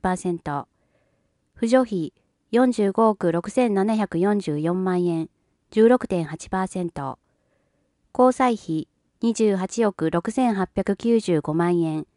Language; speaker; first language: Japanese; native; Japanese